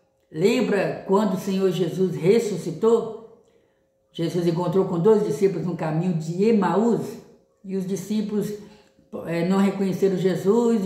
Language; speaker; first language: Portuguese; native; Portuguese